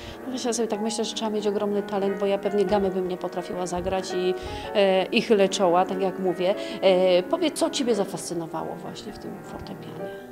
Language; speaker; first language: Polish; native; Polish